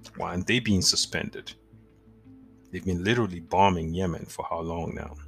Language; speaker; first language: English; non-native, local second language; Yoruba